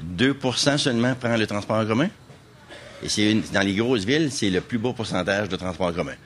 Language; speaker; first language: French; native; French